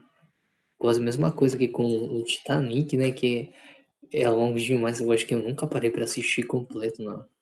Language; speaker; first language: Portuguese; non-native, fluent; Spanish